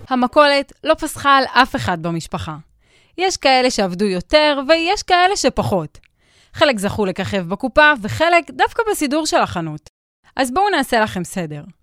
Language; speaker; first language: Hebrew; native; Hebrew